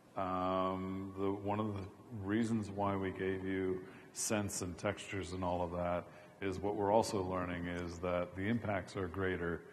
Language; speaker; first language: English; native; English